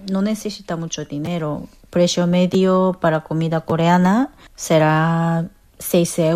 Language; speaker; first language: Spanish; non-native, learner; Korean